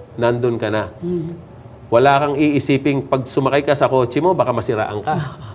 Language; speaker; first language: Filipino; non-native, local second language; Pampanga